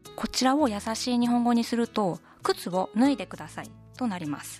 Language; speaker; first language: Japanese; native; Japanese